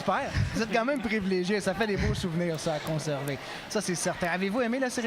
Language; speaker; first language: French; native; French